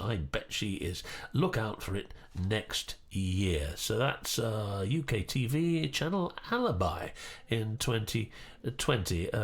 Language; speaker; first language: English; native; English